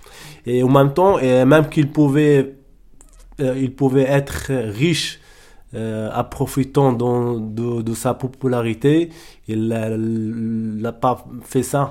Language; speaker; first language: French; non-native, learner; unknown